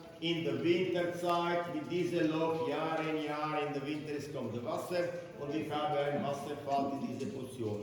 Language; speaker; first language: German; non-native, learner; Croatian